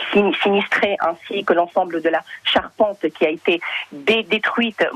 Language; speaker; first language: French; non-native, fluent; Arabic